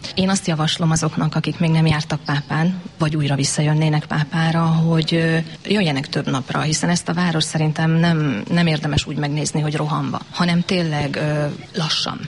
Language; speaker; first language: Hungarian; native; Hungarian